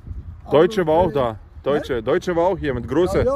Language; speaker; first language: German; early bilingual, other home language; Bosnian